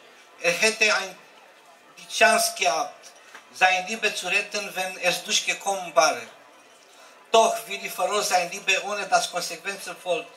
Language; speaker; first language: German; non-native, learner; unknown